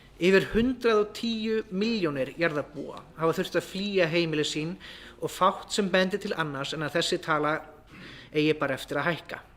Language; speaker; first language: Icelandic; native; Icelandic